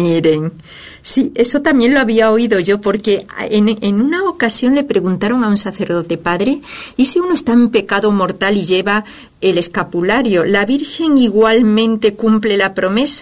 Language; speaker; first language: Spanish; native; Spanish